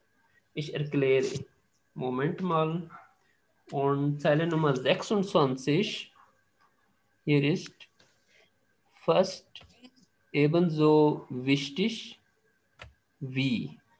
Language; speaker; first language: German; non-native, fluent; Urdu